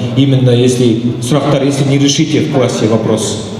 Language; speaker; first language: Russian; non-native, local second language; Kazakh